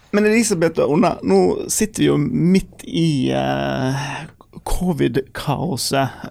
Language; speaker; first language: Norwegian; native; Norwegian